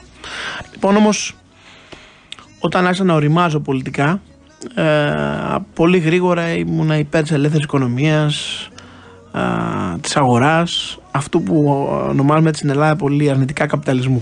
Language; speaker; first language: Greek; native; Greek